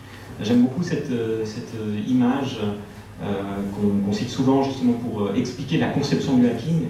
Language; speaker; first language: French; native; French